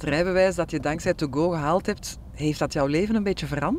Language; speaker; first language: Dutch; native; Dutch